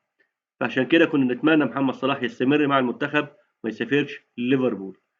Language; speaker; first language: Arabic; native; Arabic